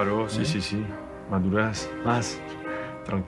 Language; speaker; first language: Spanish; non-native, learner; French